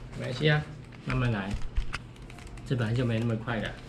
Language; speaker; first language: Chinese; native; Chinese